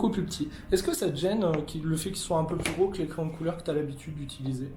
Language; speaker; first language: French; native; French